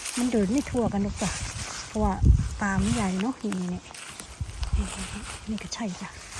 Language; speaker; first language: Thai; native; Thai